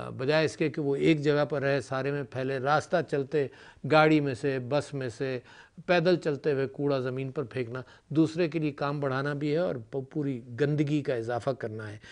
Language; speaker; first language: Urdu; native; Urdu